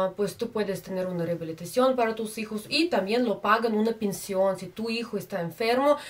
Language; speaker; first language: Spanish; non-native, fluent; Russian